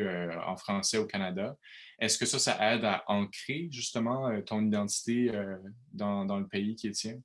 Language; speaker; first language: French; native; French